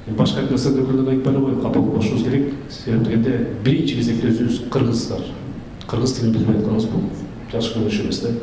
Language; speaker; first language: Kyrgyz; native; Kyrgyz